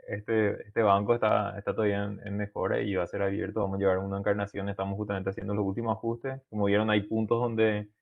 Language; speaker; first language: Spanish; native; Spanish